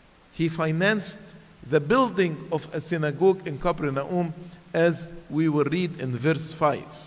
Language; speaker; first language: English; non-native, fluent; Arabic